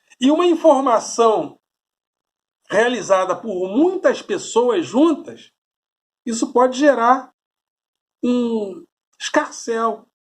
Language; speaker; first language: Portuguese; native; Portuguese